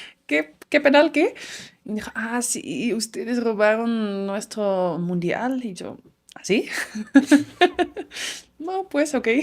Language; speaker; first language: Spanish; non-native, fluent; Dutch